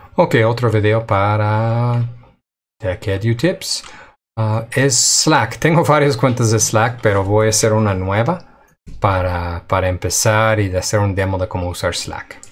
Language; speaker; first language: Spanish; non-native, fluent; English